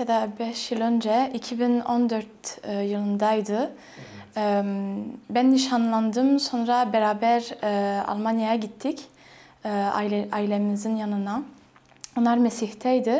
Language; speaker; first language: Turkish; non-native, fluent; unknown